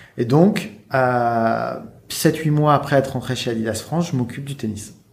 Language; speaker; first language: French; native; French